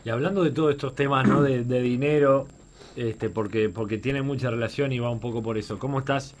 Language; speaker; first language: Spanish; native; Spanish